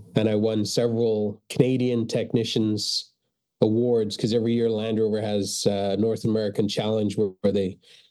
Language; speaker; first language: English; native; English